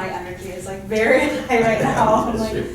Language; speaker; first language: English; native; English